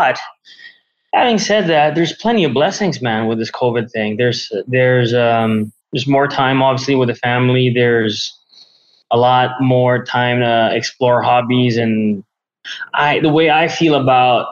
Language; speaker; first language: English; non-native, local second language; Filipino